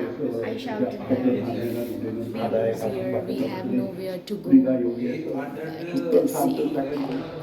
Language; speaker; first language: English; non-native, local second language; Hindi